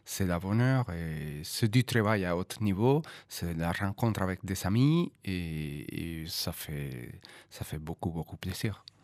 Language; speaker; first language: French; non-native, fluent; Spanish